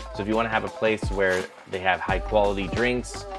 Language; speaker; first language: English; native; English